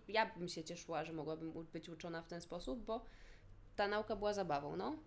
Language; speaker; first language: Polish; native; Polish